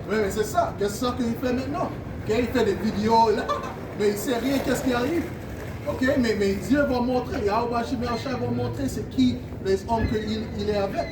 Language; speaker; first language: French; non-native, learner; English